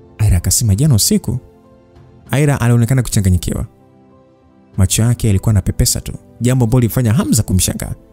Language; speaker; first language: Swahili; native; Swahili